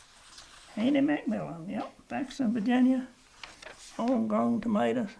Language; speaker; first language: English; native; English